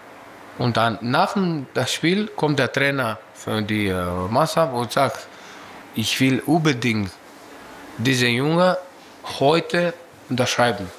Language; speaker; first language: German; non-native, learner; Greek